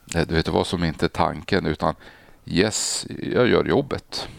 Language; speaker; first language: Swedish; native; Swedish